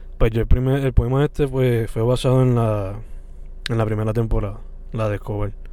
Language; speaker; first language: Spanish; native; Spanish